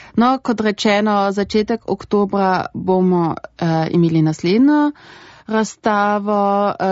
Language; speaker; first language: Slovenian; early bilingual, heritage; German